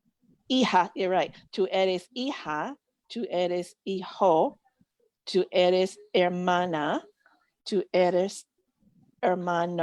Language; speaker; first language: Spanish; non-native, learner; English